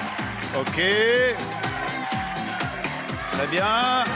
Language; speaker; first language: French; native; French